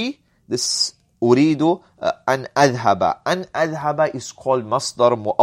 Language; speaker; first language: Arabic; non-native, fluent; English